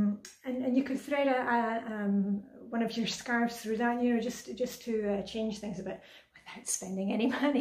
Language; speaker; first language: English; native; English